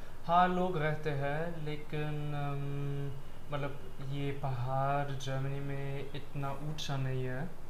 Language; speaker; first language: Hindi; non-native, fluent; German